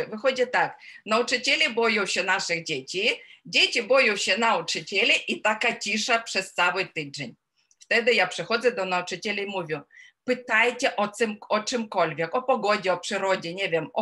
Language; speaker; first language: Polish; non-native, fluent; Ukrainian